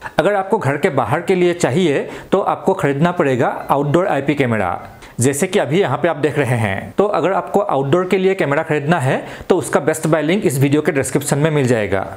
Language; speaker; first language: Hindi; non-native, local second language; Assamese